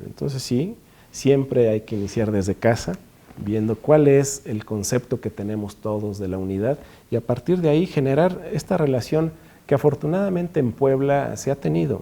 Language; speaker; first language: Spanish; native; Spanish